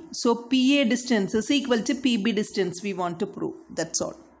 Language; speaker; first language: English; non-native, local second language; Tamil